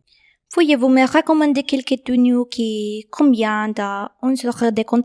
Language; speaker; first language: French; non-native, learner; Spanish